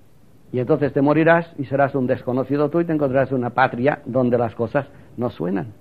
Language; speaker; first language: Spanish; native; Spanish